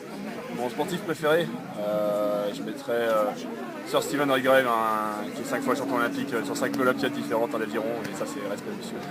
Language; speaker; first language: French; native; French